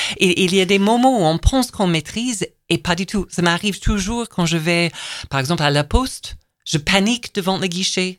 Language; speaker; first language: French; non-native, fluent; English